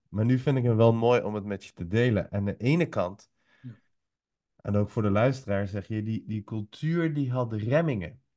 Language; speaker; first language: Dutch; early bilingual, other home language; Persian